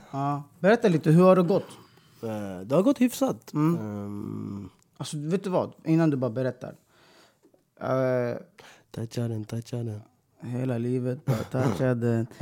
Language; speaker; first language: Swedish; early bilingual, other home language; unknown